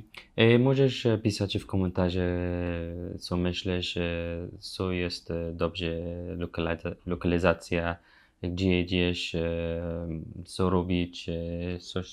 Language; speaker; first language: Polish; non-native, learner; Arabic